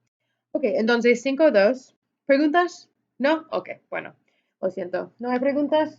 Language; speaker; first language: Spanish; non-native, fluent; English